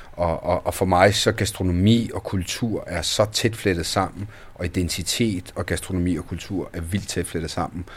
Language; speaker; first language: Danish; early bilingual, other home language; Italian